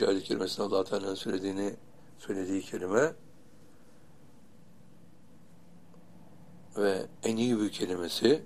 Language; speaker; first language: Turkish; native; Turkish